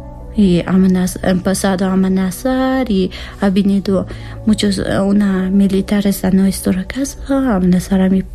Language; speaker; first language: Spanish; non-native, learner; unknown